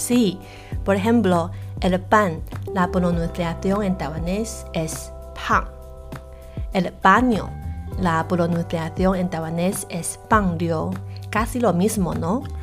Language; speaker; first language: Spanish; non-native, fluent; Chinese